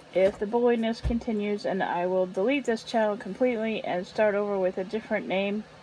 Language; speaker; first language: English; native; English